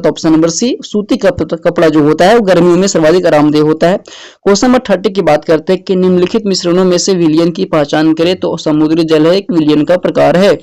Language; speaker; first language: Hindi; native; Hindi